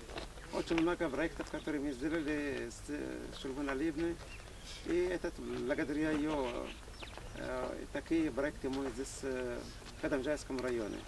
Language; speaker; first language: Russian; non-native, fluent; Arabic